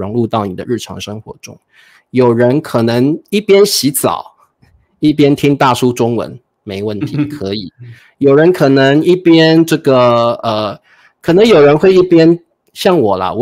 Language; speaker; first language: Chinese; native; Chinese